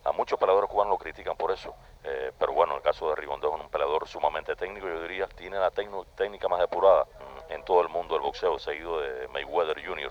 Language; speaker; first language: Spanish; native; Spanish